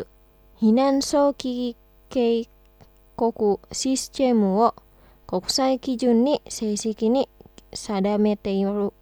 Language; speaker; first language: Japanese; non-native, fluent; Indonesian